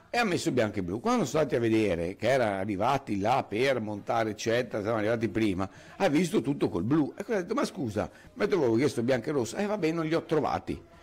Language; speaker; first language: Italian; native; Italian